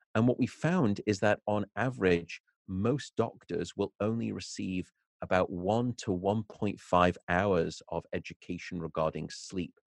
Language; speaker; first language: English; native; English